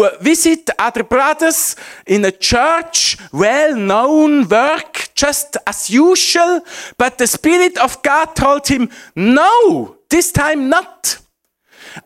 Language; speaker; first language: English; non-native, fluent; Swiss German